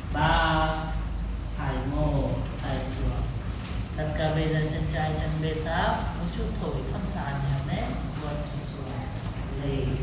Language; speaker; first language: Vietnamese; non-native, fluent; Hindi